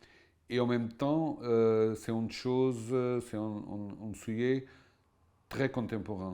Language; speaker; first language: French; non-native, fluent; Portuguese